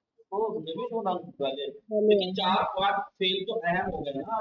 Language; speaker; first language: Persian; non-native, fluent; Urdu